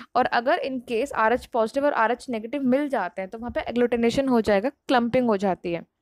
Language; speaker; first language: Hindi; native; Hindi